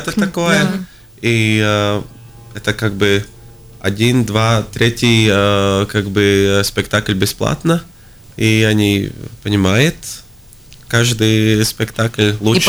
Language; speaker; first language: Russian; non-native, local second language; Latvian